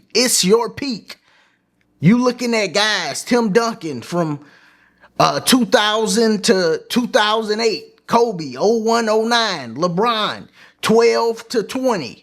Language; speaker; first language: English; native; English